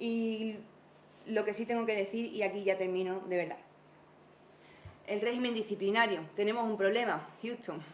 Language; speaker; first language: Spanish; native; Spanish